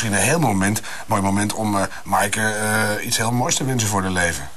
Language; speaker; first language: Dutch; native; Dutch